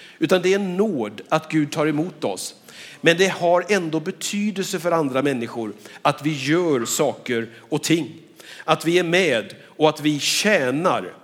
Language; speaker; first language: Swedish; native; Swedish